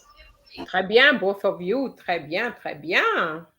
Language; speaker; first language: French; non-native, fluent; English